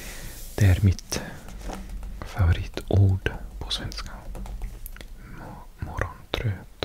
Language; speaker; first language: Swedish; non-native, learner; English